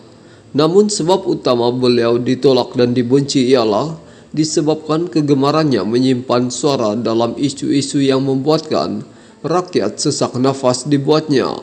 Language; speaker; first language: Malay; native; Malay